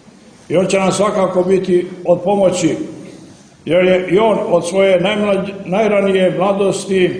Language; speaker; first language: Croatian; native; Croatian